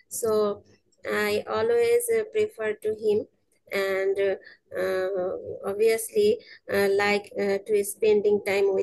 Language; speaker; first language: English; non-native, learner; Bangla